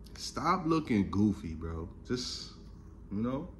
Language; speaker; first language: English; native; English